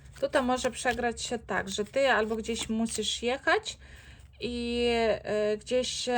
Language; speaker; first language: Polish; non-native, fluent; Ukrainian